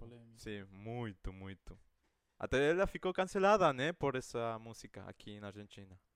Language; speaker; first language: Portuguese; non-native, fluent; Spanish